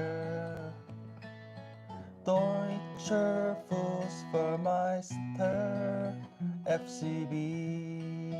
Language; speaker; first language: German; non-native, learner; English